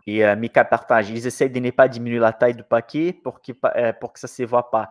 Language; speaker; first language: French; non-native, fluent; Portuguese